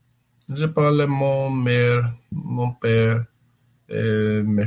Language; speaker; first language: French; non-native, learner; English